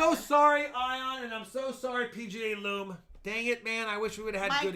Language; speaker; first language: English; native; English